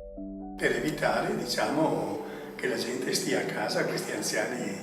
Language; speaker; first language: Italian; native; Italian